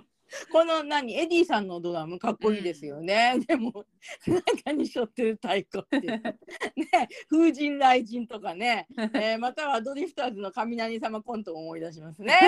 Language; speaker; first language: Japanese; native; Japanese